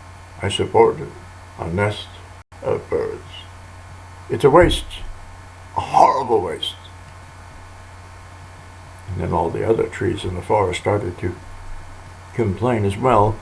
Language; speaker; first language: English; native; English